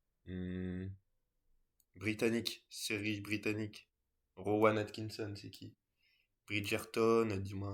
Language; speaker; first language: French; native; French